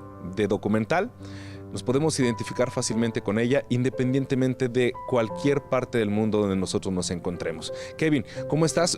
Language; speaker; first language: Spanish; native; Spanish